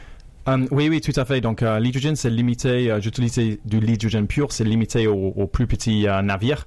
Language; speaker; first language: French; non-native, fluent; English